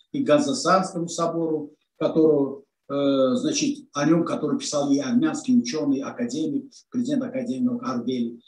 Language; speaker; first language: Russian; non-native, local second language; Azerbaijani